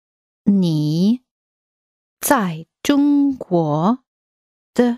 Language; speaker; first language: Chinese; non-native, learner; English